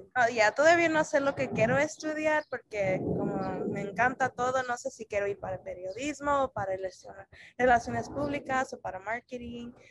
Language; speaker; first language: Spanish; early bilingual, heritage; Spanish